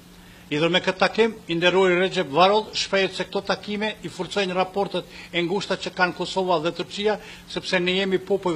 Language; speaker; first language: Albanian; native; Albanian